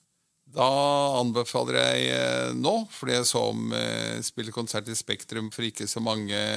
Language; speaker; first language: Norwegian; native; Norwegian